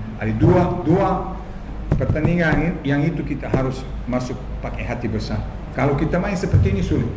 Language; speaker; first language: Indonesian; non-native, fluent; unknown